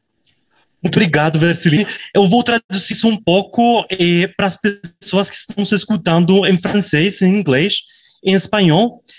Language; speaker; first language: Portuguese; non-native, fluent; Spanish